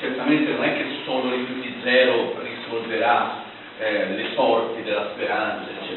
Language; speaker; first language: Italian; native; Italian